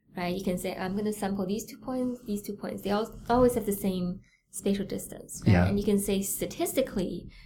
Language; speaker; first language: English; non-native, fluent; Chinese